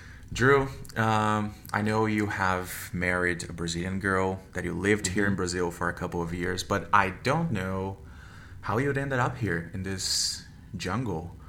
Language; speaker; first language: English; non-native, fluent; Portuguese